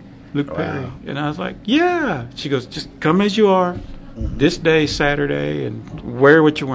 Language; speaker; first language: English; native; English